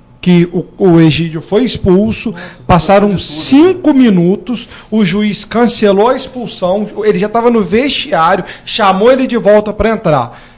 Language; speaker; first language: Portuguese; native; Portuguese